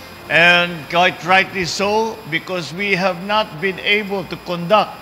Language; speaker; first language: English; non-native, local second language; Filipino